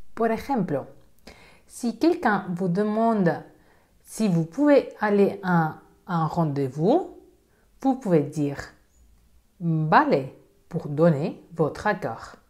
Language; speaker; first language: French; non-native, fluent; Spanish